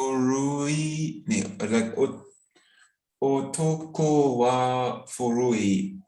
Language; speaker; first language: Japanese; non-native, learner; German